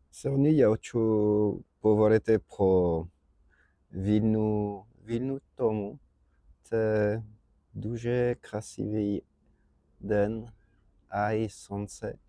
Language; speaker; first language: Ukrainian; non-native, learner; French